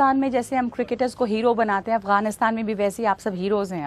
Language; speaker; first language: Hindi; native; Hindi